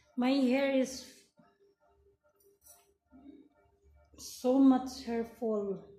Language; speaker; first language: English; non-native, local second language; Filipino